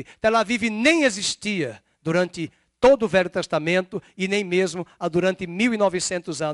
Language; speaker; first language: Portuguese; native; Portuguese